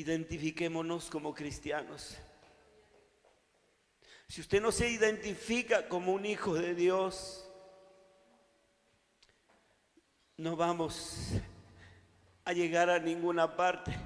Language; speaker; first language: Spanish; native; Spanish